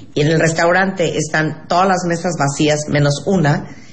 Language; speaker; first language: Spanish; native; Spanish